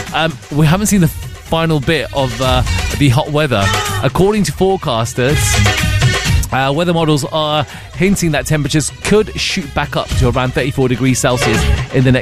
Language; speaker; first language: English; native; English